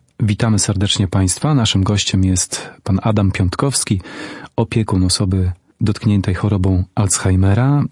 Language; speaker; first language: Polish; native; Polish